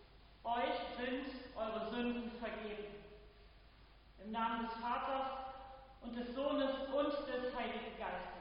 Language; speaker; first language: German; native; German